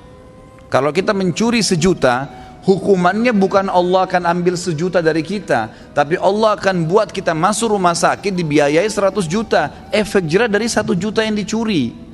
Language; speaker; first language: Indonesian; native; Indonesian